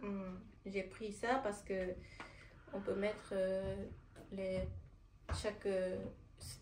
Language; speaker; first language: French; non-native, learner; Japanese